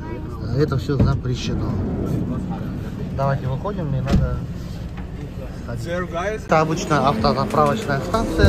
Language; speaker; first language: Russian; native; Russian